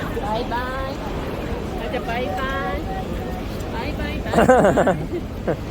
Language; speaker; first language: Korean; non-native, fluent; Japanese